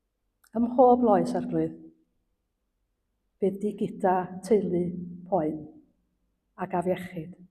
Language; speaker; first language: Welsh; native; Welsh